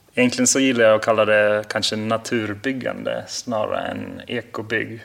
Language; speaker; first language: Swedish; early bilingual, heritage; Swedish